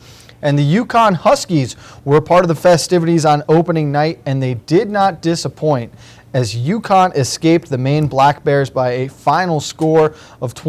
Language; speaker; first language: English; native; English